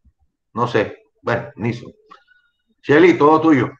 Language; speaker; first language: Spanish; native; Spanish